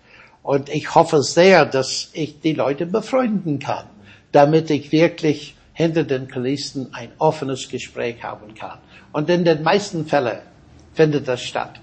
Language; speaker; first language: German; non-native, fluent; English